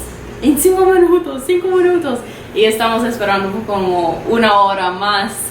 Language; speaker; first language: Spanish; non-native, learner; English